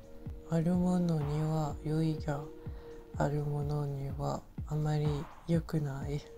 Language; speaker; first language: Japanese; non-native, learner; French